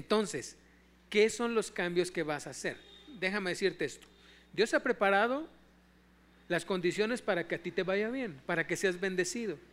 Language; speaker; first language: Spanish; native; Spanish